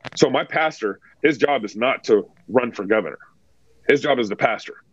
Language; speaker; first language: English; native; English